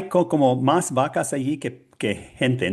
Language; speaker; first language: Spanish; non-native, learner; English